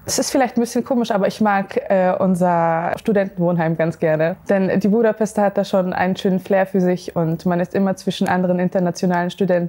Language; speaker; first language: German; native; German